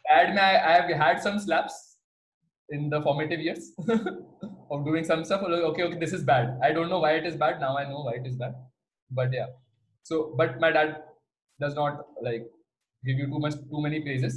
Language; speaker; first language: English; non-native, local second language; Hindi